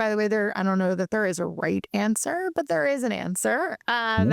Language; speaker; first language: English; native; English